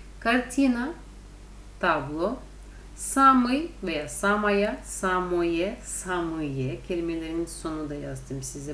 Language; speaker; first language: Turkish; non-native, fluent; Russian